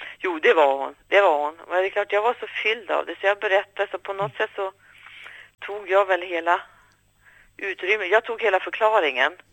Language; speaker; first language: Swedish; native; Swedish